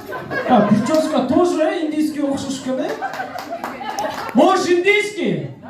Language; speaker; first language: Russian; non-native, learner; Kyrgyz